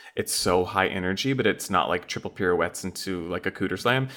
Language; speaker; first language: English; native; English